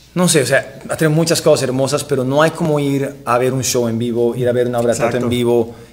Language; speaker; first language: Spanish; native; Spanish